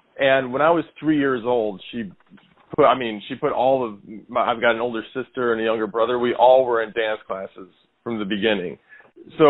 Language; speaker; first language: English; native; English